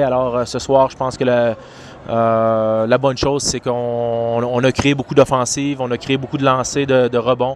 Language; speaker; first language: French; native; French